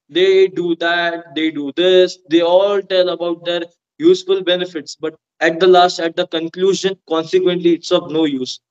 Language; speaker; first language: English; non-native, local second language; Hindi